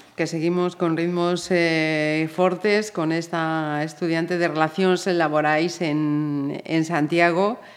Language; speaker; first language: Galician; non-native, local second language; Spanish